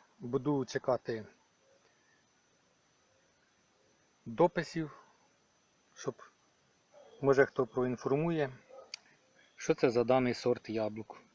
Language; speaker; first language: Ukrainian; native; Ukrainian